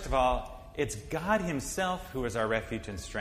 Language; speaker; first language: English; native; English